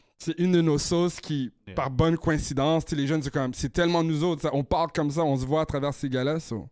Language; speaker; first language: French; native; French